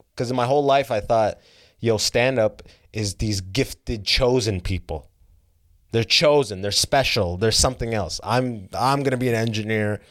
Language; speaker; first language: English; early bilingual, other home language; Arabic